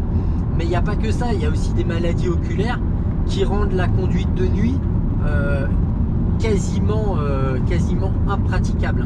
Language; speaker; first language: French; native; French